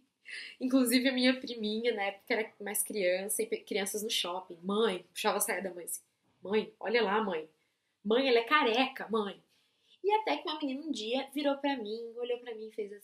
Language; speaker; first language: Portuguese; native; Portuguese